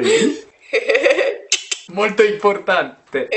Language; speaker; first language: Italian; non-native, learner; Korean